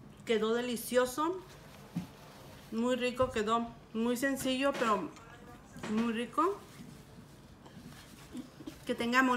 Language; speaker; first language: Spanish; native; Spanish